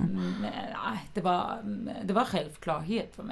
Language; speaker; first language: Swedish; non-native, fluent; Persian